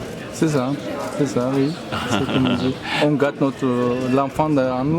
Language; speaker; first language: French; non-native, fluent; Turkish